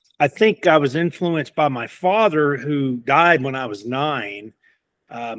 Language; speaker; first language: English; native; English